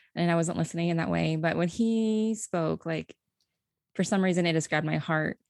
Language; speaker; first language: English; native; English